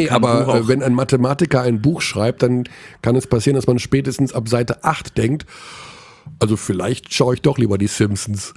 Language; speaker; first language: German; native; German